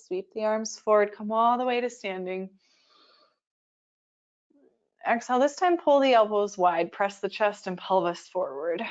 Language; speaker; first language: English; native; English